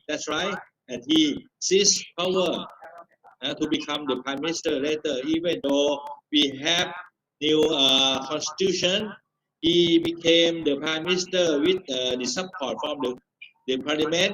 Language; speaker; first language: English; non-native, fluent; Thai